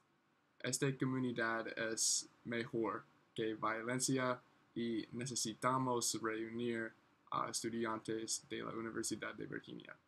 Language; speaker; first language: Spanish; non-native, learner; English